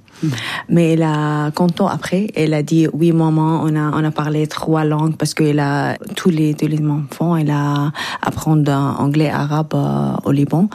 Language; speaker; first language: French; non-native, learner; Arabic